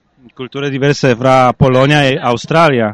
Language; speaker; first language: Italian; non-native, fluent; Polish